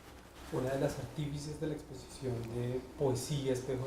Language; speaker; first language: Spanish; native; Spanish